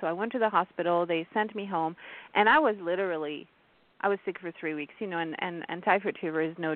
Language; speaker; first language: English; non-native, fluent; French